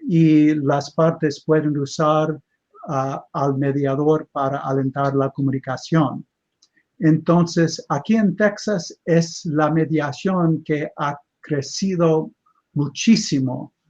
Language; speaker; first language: Spanish; non-native, fluent; English